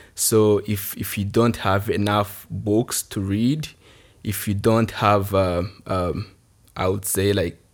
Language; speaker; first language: English; non-native, local second language; Kinyarwanda